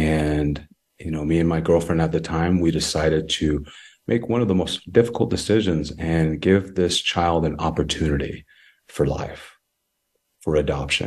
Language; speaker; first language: English; native; English